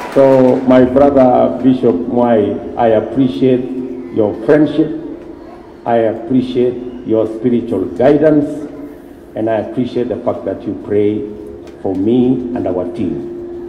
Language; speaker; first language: English; non-native, local second language; Kalenjin